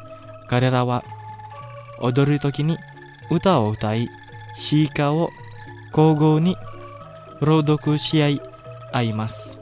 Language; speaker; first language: Japanese; non-native, fluent; Indonesian